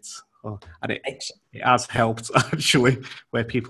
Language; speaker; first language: English; native; English